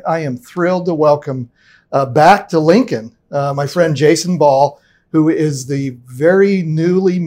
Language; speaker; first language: English; native; English